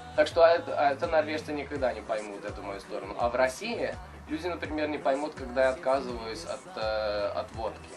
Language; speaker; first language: Russian; early bilingual, heritage; Russian